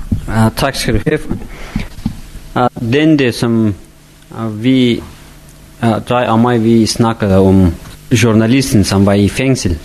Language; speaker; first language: Danish; non-native, fluent; Persian